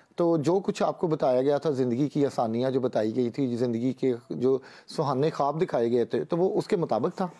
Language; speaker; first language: Urdu; non-native, local second language; Punjabi